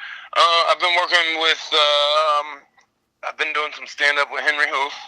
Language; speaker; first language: English; native; English